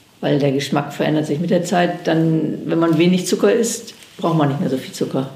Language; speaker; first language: German; native; German